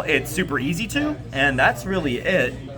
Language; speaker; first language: English; native; English